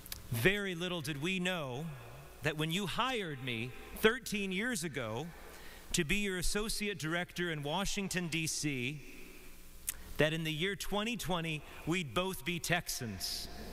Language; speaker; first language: English; native; English